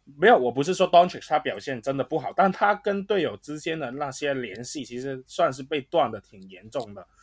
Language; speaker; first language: Chinese; non-native, local second language; Cantonese